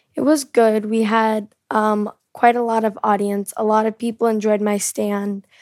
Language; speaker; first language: English; early bilingual, heritage; Korean